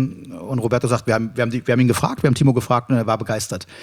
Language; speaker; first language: German; native; German